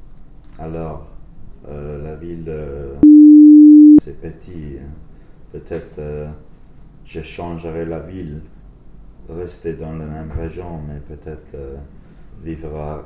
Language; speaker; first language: French; non-native, learner; English